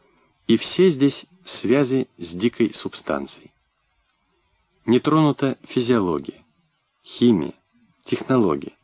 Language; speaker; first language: Russian; native; Russian